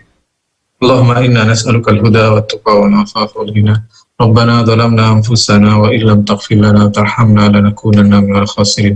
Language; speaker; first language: Indonesian; native; Indonesian